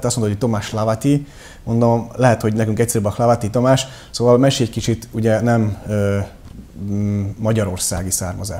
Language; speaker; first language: Hungarian; native; Hungarian